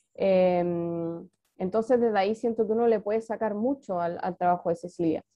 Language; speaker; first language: Spanish; native; Spanish